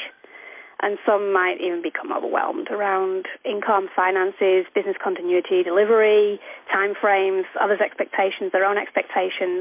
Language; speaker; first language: English; native; English